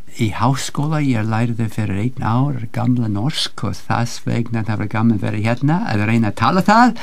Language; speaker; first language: Icelandic; early bilingual, heritage; Icelandic